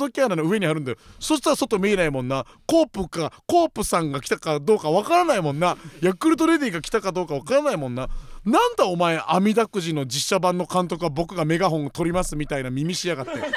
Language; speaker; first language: Japanese; native; Japanese